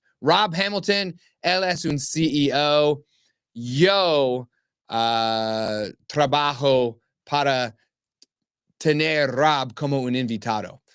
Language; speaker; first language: Spanish; non-native, learner; English